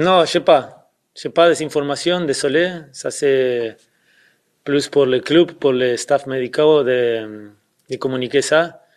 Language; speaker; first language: French; non-native, fluent; Spanish